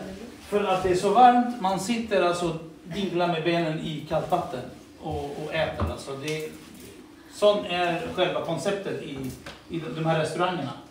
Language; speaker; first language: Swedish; early bilingual, other home language; Assyrian Neo-Aramaic